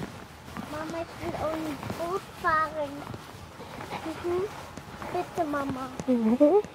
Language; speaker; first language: German; early bilingual, other home language; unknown